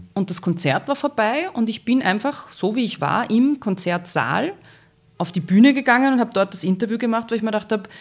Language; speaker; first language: German; native; German